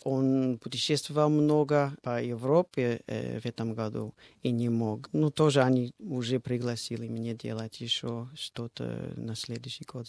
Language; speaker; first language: Russian; non-native, fluent; English